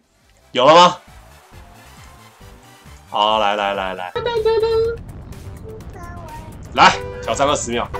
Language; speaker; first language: Chinese; native; Chinese